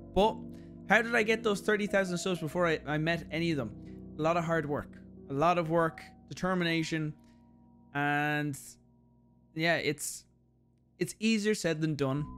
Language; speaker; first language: English; native; English